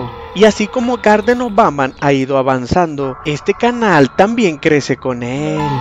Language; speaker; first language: Spanish; native; Spanish